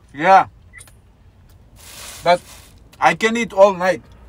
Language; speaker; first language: English; non-native, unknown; Turkish